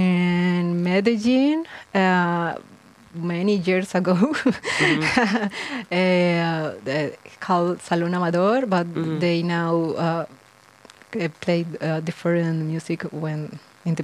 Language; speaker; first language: English; non-native, learner; Spanish